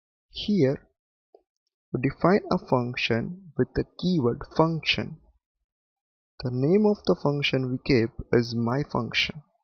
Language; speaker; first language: English; non-native, local second language; Gujarati